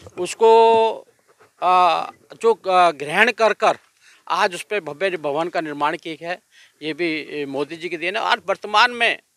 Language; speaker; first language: Hindi; native; Hindi